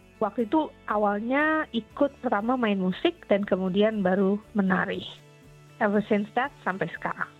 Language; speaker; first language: Indonesian; native; Indonesian